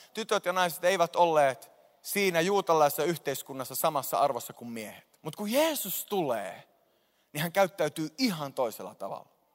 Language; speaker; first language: Finnish; native; Finnish